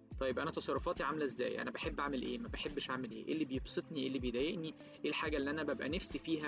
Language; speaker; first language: Arabic; native; Arabic